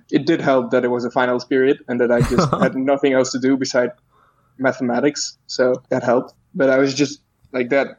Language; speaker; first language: English; non-native, fluent; Dutch